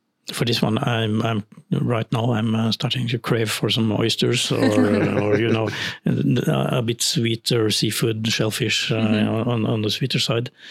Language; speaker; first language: English; non-native, fluent; Norwegian